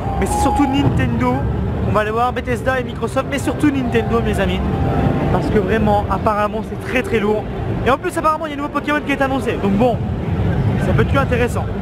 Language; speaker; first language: French; native; French